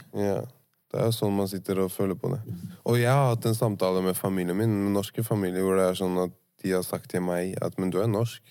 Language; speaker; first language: Norwegian; early bilingual, other home language; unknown